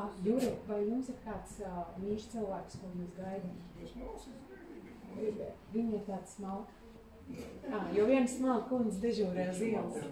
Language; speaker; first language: Latvian; native; Latvian